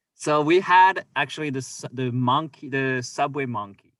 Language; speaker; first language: English; non-native, fluent; French